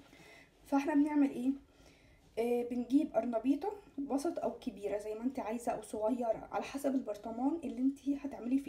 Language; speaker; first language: Arabic; native; Arabic